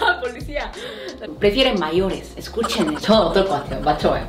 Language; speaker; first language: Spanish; non-native, fluent; Korean